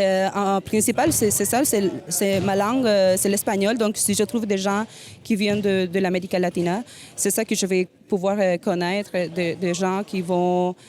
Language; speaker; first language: French; non-native, learner; Spanish